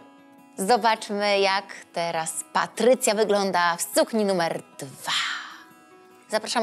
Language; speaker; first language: Polish; native; Polish